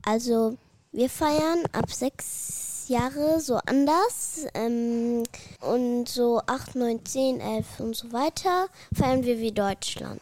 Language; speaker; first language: German; early bilingual, other home language; Arabic